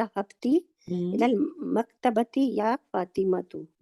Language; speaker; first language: Arabic; non-native, learner; Urdu